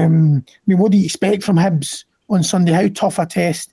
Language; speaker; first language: English; native; English